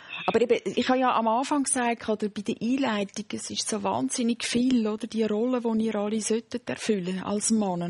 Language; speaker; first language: German; native; German